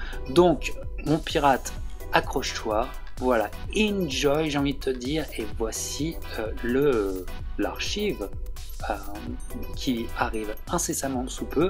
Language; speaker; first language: French; native; French